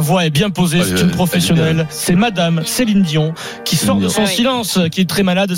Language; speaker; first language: French; native; French